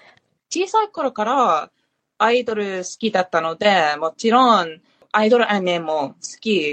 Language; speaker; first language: Japanese; non-native, learner; English